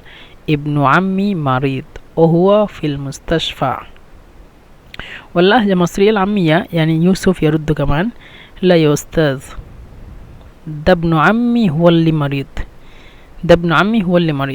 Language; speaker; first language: Arabic; non-native, fluent; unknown